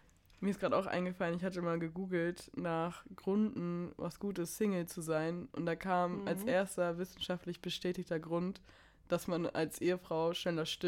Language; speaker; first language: German; native; German